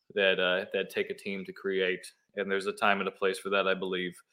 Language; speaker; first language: English; native; English